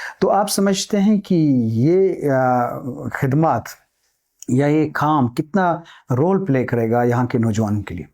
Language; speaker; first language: Urdu; non-native, local second language; Baluchi